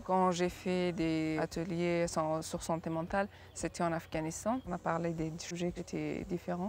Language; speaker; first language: French; non-native, learner; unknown